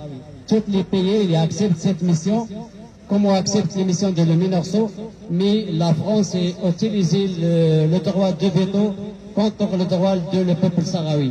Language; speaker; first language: French; non-native, learner; Arabic